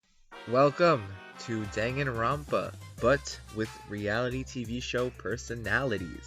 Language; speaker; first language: English; native; English